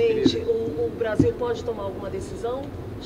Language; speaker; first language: Portuguese; native; Portuguese